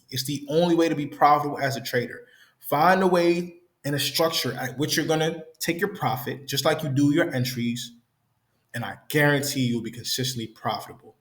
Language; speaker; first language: English; native; English